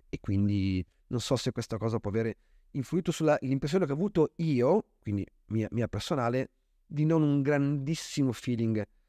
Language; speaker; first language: Italian; native; Italian